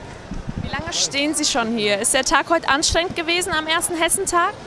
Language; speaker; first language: German; native; German